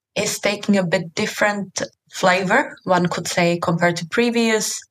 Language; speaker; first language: English; non-native, fluent; Czech